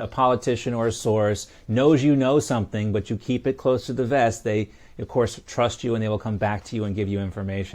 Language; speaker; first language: English; native; English